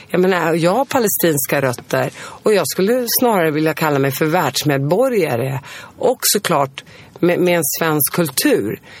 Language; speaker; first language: Swedish; early bilingual, other home language; Arabic